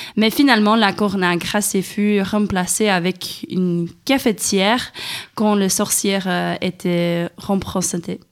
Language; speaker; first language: French; non-native, fluent; Swedish